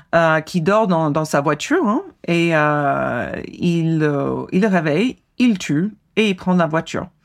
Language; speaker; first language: French; non-native, fluent; English